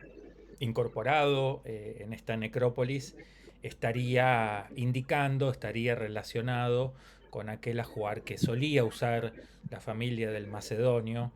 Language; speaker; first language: Spanish; native; Spanish